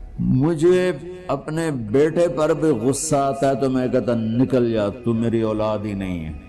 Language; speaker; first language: Urdu; non-native, local second language; Punjabi